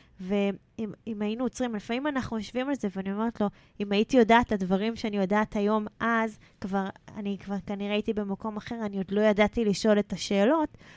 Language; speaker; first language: Hebrew; native; Hebrew